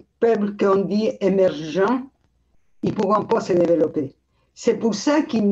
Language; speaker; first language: French; non-native, fluent; Spanish